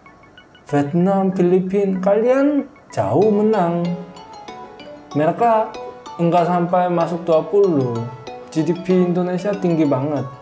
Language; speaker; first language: Indonesian; non-native, fluent; Korean